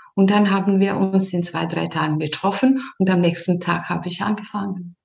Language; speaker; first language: German; non-native, fluent; Serbian